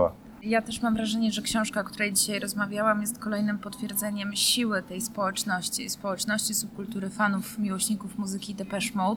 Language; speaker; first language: Polish; native; Polish